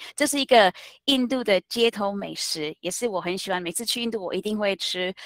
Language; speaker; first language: Chinese; non-native, fluent; Hindi